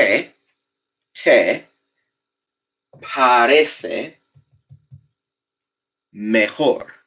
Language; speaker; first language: Spanish; non-native, fluent; English